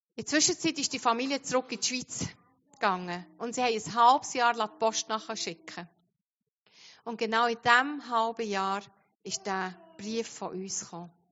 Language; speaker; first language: German; non-native, fluent; Arabic